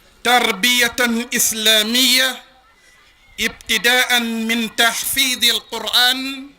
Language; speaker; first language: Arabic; non-native, fluent; Wolof